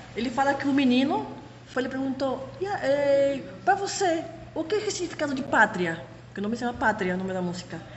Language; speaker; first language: Portuguese; non-native, fluent; Spanish